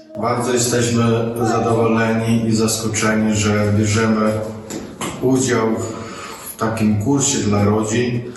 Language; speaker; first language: Polish; early bilingual, heritage; Polish